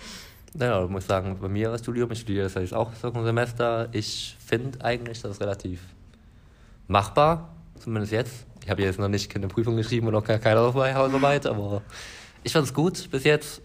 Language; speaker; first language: German; native; German